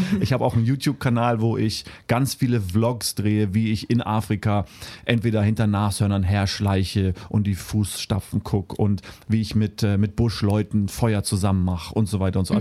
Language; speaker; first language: German; native; German